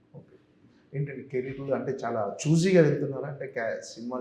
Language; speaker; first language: Telugu; native; Telugu